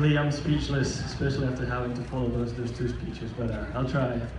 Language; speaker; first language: English; non-native, fluent; Spanish